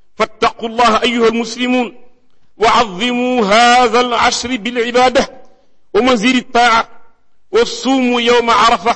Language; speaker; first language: Arabic; non-native, fluent; Wolof